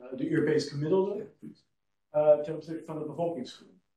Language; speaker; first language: Dutch; non-native, fluent; English